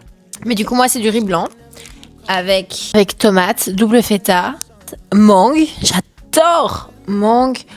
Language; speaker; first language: French; native; French